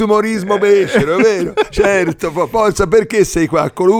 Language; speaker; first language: Italian; native; Italian